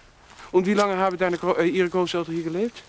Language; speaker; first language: German; non-native, learner; Dutch